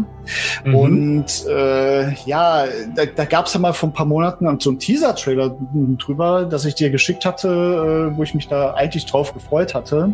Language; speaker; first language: German; native; German